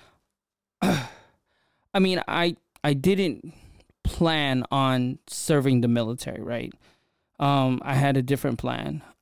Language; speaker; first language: English; early bilingual, other home language; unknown